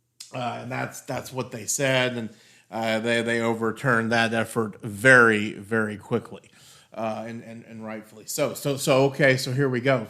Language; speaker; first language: English; native; English